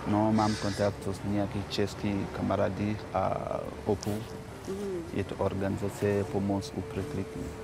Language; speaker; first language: Czech; non-native, learner; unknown